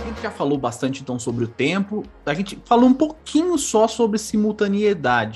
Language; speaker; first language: Portuguese; native; Portuguese